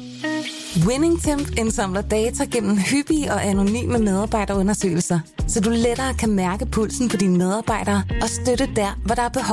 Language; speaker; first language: Danish; native; Danish